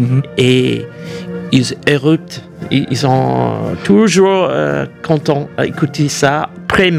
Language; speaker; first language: French; non-native, fluent; English